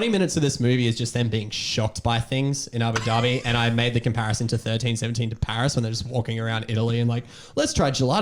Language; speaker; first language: English; native; English